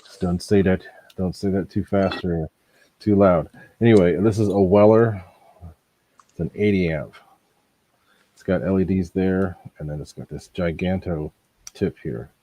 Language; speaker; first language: English; native; English